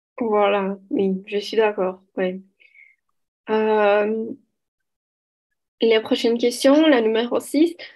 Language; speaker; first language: French; non-native, learner; Portuguese